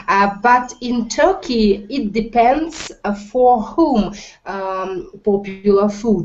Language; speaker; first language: English; non-native, learner; Russian